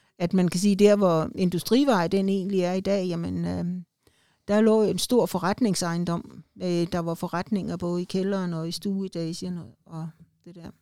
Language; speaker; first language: Danish; native; Danish